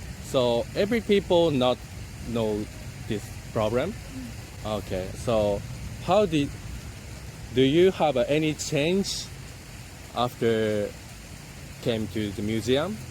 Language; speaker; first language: English; non-native, learner; Japanese